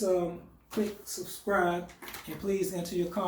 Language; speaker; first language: English; native; English